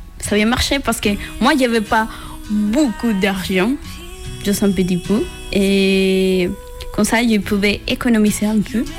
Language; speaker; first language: French; non-native, learner; Spanish